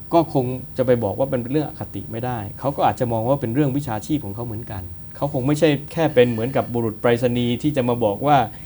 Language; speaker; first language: Thai; native; Thai